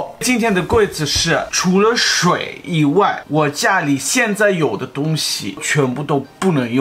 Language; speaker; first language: Chinese; non-native, fluent; German